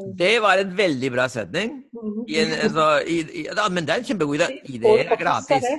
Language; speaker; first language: Norwegian; non-native, fluent; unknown